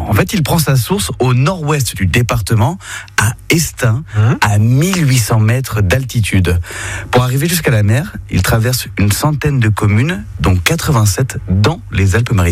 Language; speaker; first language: French; native; French